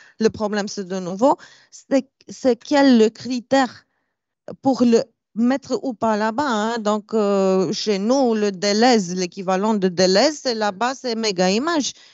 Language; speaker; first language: French; non-native, fluent; Romanian